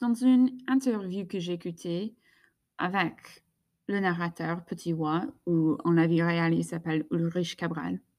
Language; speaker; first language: French; non-native, fluent; English